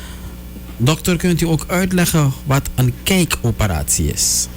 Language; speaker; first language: Dutch; native; Dutch